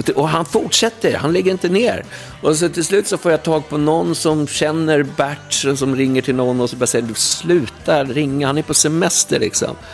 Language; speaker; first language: Swedish; native; Swedish